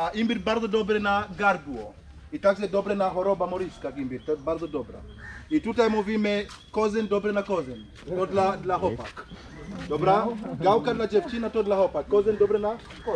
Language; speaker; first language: Polish; non-native, learner; Swahili